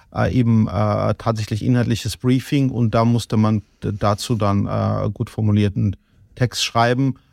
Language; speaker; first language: German; non-native, fluent; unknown